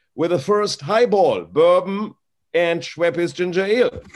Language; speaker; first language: English; non-native, fluent; German